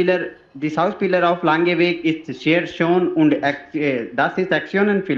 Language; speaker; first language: German; non-native, learner; Hindi